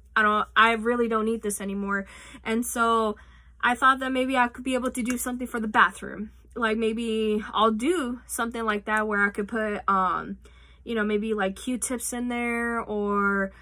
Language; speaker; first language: English; native; English